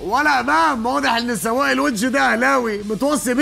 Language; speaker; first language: Arabic; native; Arabic